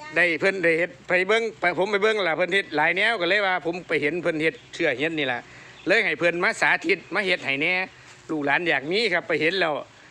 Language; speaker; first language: Thai; native; Thai